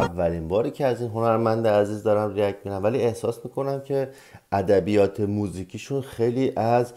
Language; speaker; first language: Persian; native; Persian